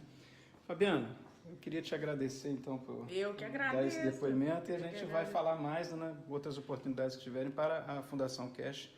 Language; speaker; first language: Portuguese; native; Portuguese